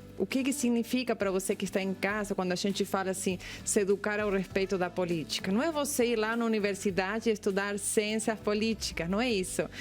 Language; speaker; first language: Portuguese; non-native, fluent; Spanish